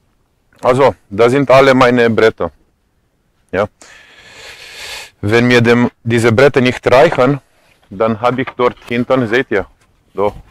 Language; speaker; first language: German; non-native, fluent; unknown